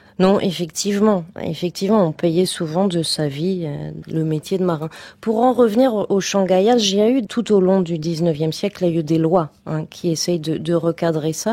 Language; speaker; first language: French; native; French